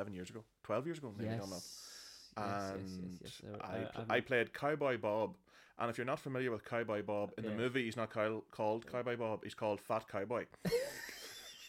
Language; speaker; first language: English; native; English